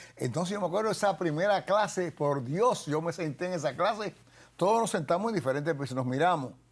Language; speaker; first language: Spanish; native; Spanish